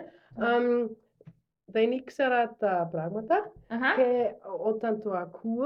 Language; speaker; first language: Greek; non-native, learner; German